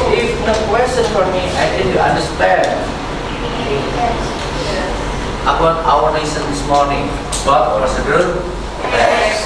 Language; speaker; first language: English; non-native, learner; Indonesian